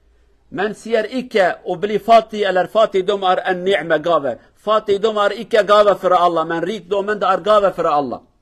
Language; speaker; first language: Norwegian; non-native, learner; Kurdish